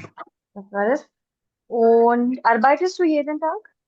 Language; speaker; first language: German; non-native, fluent; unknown